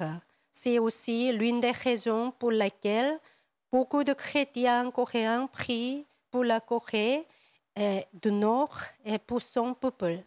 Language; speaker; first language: French; non-native, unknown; Korean